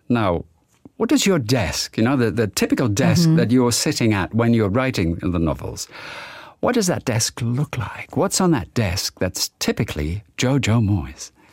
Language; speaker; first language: English; non-native, fluent; German